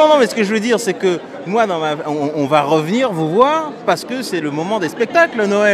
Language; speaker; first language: French; native; French